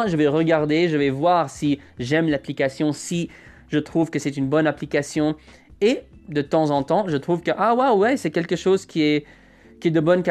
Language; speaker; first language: French; non-native, fluent; English